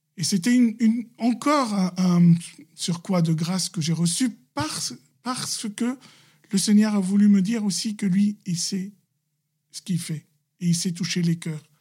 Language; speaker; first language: French; non-native, local second language; Arabic